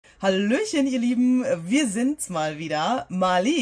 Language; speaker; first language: German; native; German